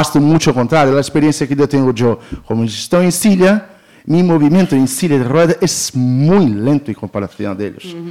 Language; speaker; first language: Spanish; non-native, learner; Portuguese